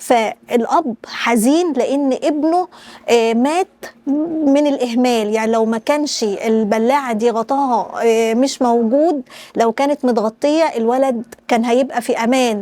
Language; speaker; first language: Arabic; native; Arabic